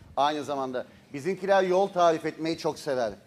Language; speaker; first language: Turkish; native; Turkish